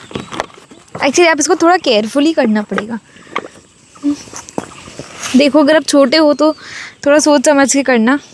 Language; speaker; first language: Hindi; native; Hindi